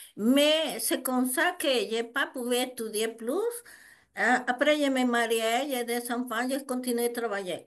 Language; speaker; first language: French; non-native, learner; Spanish